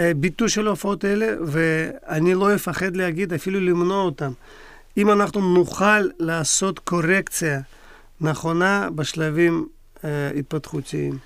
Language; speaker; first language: Hebrew; non-native, fluent; Russian